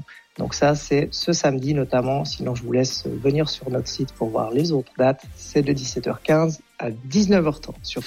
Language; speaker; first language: French; native; French